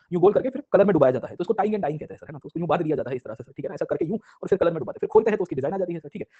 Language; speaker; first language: Hindi; non-native, local second language; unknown